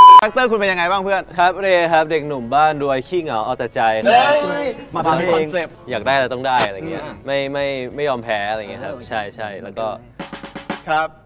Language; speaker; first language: Thai; native; Thai